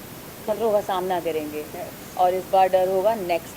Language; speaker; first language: Hindi; native; Hindi